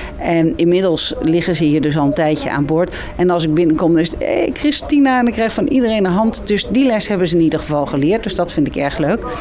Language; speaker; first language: Dutch; native; Dutch